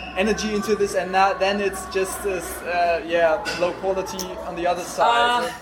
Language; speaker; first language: English; non-native, fluent; German